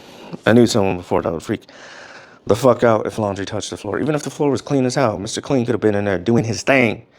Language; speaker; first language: English; native; English